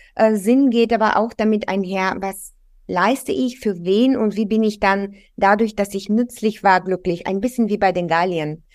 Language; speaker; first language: German; non-native, fluent; Bulgarian